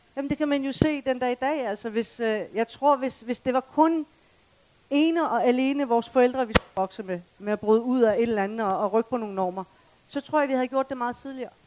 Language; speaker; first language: Danish; early bilingual, other home language; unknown